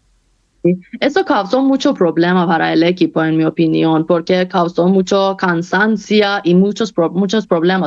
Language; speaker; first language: Spanish; non-native, fluent; Persian